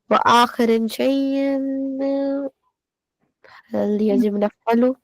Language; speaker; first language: Arabic; non-native, learner; Hindi